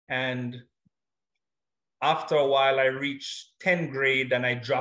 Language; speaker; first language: English; non-native, local second language; Jamaican Creole English